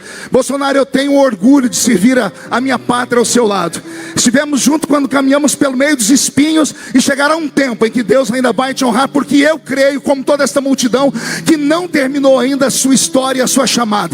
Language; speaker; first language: Portuguese; native; Portuguese